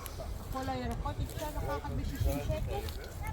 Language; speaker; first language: Hebrew; non-native, learner; Filipino